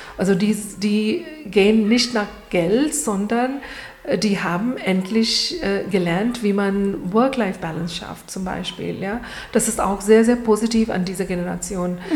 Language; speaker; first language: German; non-native, fluent; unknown